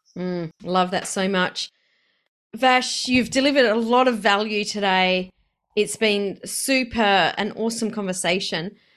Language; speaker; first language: English; native; English